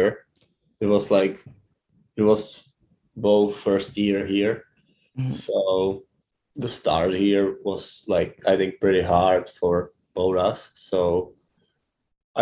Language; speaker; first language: English; non-native, fluent; Czech